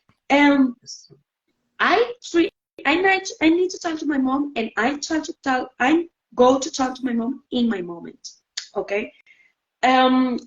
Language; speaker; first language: English; non-native, learner; Spanish